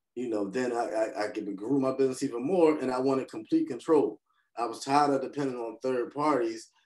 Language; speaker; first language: English; native; English